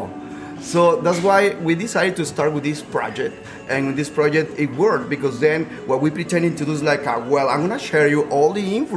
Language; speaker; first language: English; non-native, fluent; Spanish